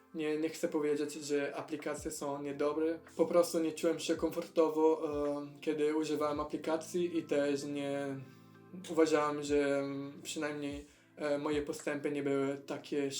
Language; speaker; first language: Polish; non-native, fluent; Italian